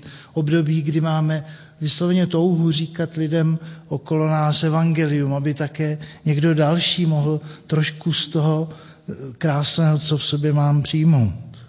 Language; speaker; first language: Czech; native; Czech